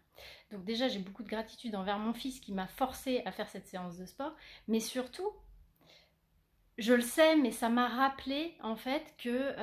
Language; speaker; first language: French; native; French